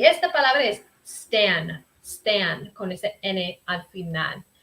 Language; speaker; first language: Spanish; early bilingual, heritage; Spanish